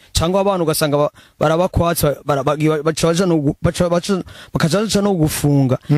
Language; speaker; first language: Rundi; early bilingual, heritage; Rundi